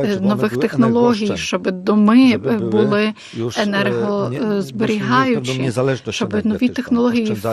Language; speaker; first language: Ukrainian; non-native, fluent; Polish